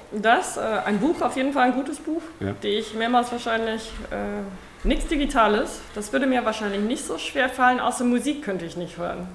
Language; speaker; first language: German; non-native, fluent; Afrikaans